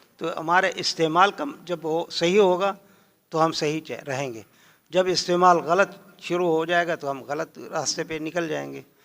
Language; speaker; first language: Urdu; native; Urdu